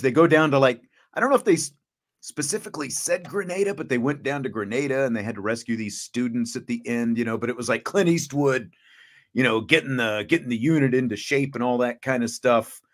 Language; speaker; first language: English; native; English